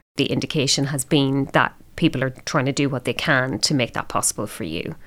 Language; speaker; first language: English; native; English